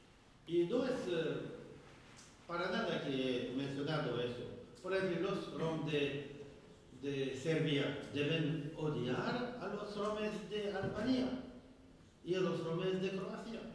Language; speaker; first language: Spanish; non-native, fluent; French